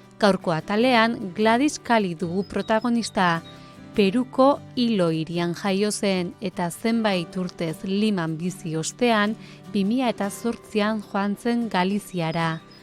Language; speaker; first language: Basque; native; Basque